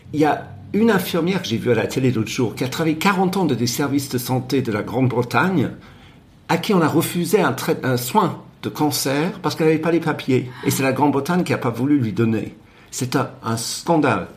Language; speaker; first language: French; non-native, fluent; English